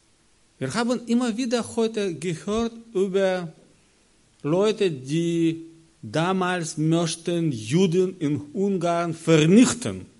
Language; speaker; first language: German; non-native, learner; Russian